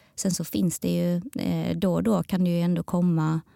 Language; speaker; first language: Swedish; native; Swedish